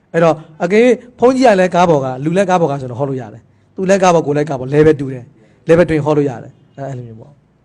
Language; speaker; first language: Burmese; native; Burmese